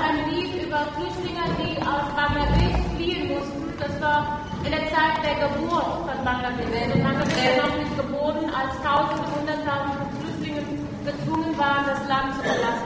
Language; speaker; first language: German; non-native, fluent; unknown